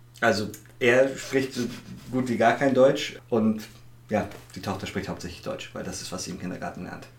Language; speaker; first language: German; early bilingual, other home language; English